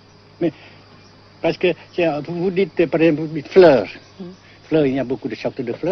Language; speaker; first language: French; non-native, fluent; Vietnamese